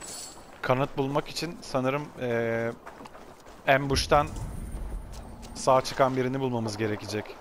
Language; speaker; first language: Turkish; native; Turkish